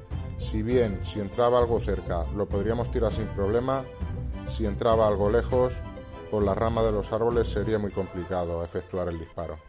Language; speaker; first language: Spanish; native; Spanish